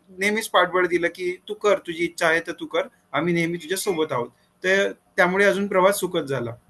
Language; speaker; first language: Marathi; native; Marathi